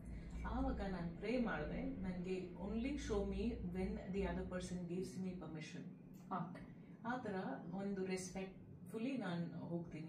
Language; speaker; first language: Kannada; non-native, local second language; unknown